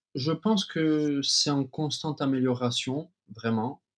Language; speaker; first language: French; native; French